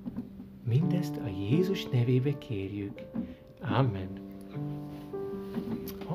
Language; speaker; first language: Hungarian; early bilingual, heritage; Hungarian